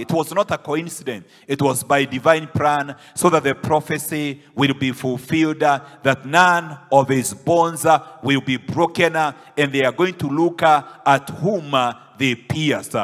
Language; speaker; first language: English; non-native, local second language; Swahili